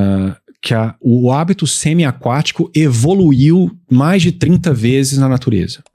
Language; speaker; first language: Portuguese; native; Portuguese